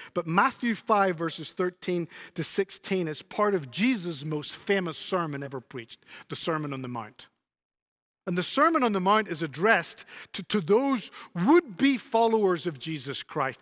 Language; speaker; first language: English; native; English